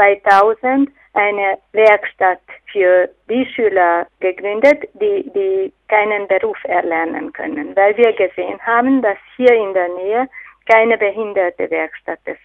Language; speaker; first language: German; non-native, fluent; Hungarian